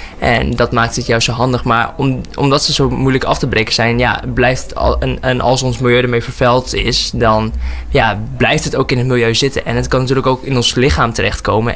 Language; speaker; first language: Dutch; early bilingual, other home language; Burmese